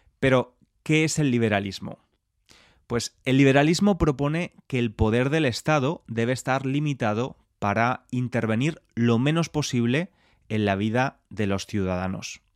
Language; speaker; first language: Spanish; native; Spanish